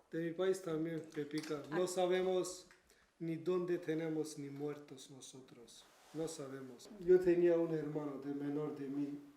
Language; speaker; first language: Spanish; non-native, learner; Kurdish